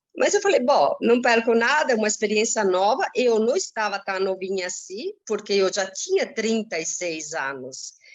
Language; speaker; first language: Portuguese; non-native, fluent; Italian